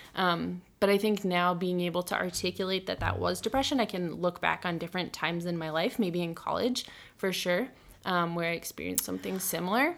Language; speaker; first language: English; native; English